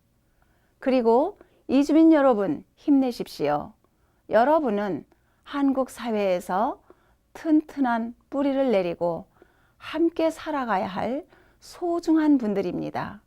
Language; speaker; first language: Korean; native; Korean